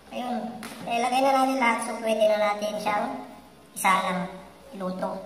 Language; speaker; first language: Filipino; non-native, local second language; Iloko